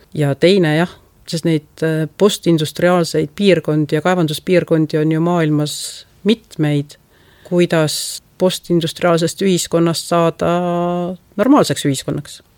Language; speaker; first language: Estonian; native; Estonian